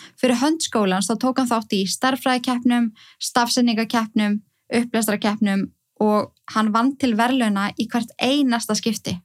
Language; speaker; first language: Icelandic; native; Icelandic